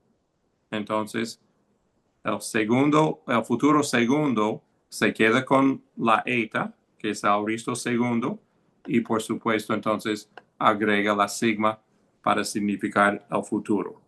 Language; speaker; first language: Spanish; non-native, fluent; English